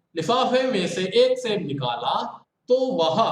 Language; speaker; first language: Hindi; non-native, local second language; Kannada